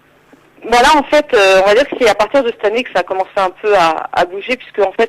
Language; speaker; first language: French; native; French